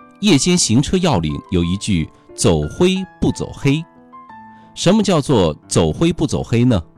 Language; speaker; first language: Chinese; native; Chinese